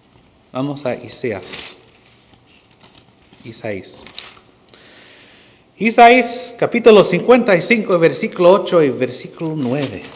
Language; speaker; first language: Spanish; non-native, fluent; English